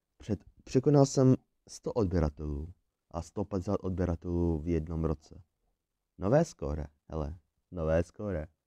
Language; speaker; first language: Czech; early bilingual, other home language; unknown